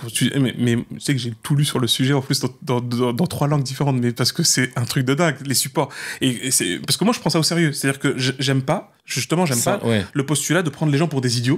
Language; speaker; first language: French; native; French